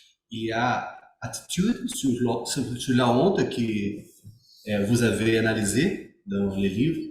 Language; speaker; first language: French; non-native, learner; Portuguese